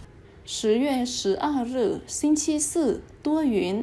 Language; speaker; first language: Chinese; non-native, learner; Vietnamese